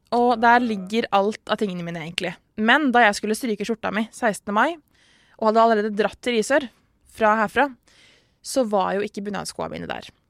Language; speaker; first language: Norwegian; native; Norwegian